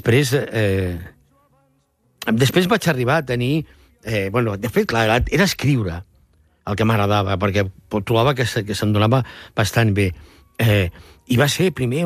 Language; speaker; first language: Catalan; native; Catalan